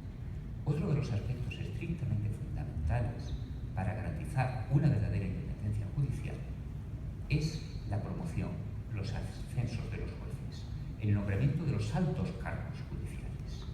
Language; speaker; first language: Spanish; native; Spanish